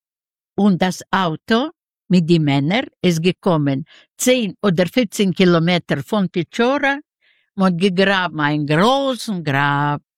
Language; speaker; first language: German; non-native, learner; Yiddish